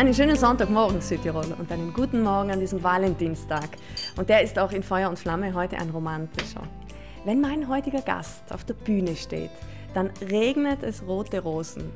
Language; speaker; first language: German; native; German